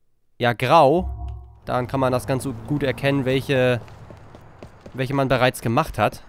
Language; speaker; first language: German; native; German